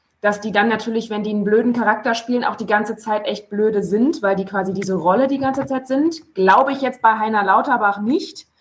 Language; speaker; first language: German; native; German